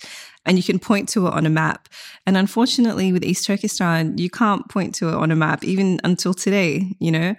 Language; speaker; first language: English; early bilingual, other home language; Uyghur